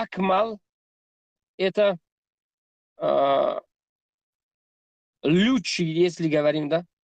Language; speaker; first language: Russian; non-native, learner; Tajik